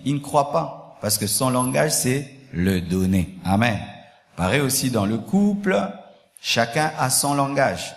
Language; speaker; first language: French; non-native, local second language; Lingala